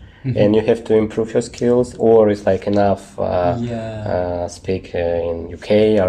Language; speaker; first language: English; non-native, learner; Russian